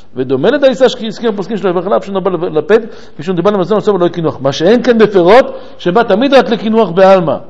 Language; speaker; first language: Hebrew; native; Hebrew